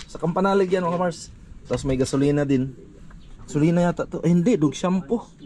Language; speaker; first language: Filipino; non-native, local second language; Cebuano